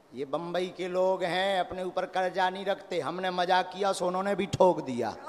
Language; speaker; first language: Hindi; native; Hindi